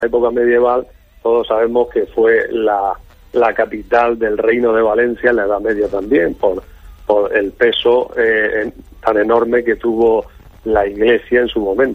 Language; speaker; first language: Spanish; native; Spanish